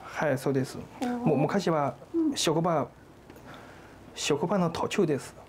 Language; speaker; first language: Japanese; non-native, learner; Chinese